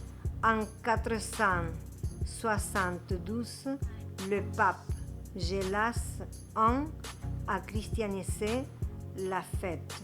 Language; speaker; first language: French; non-native, fluent; Spanish